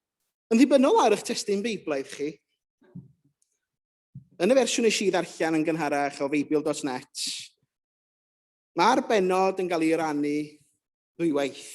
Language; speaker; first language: Welsh; native; Welsh